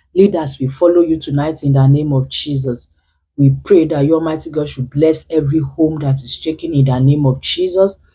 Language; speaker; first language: English; non-native, local second language; Yoruba